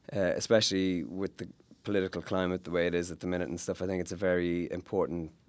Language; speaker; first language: English; native; English